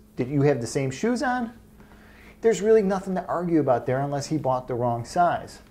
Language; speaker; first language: English; native; English